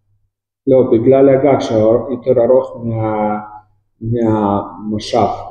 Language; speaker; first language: Hebrew; non-native, fluent; Russian